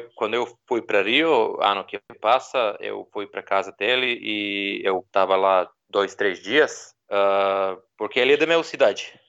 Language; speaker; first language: Portuguese; non-native, learner; Serbian